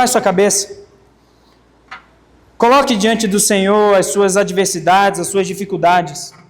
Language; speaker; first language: Portuguese; native; Portuguese